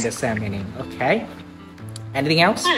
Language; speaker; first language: English; non-native, fluent; Vietnamese